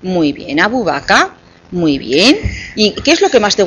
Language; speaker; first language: Spanish; native; Spanish